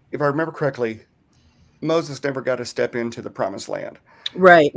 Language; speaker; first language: English; native; English